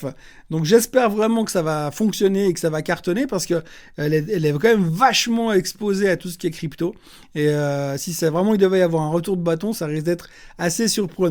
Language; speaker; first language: French; native; French